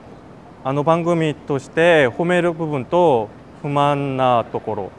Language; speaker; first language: Japanese; non-native, fluent; Korean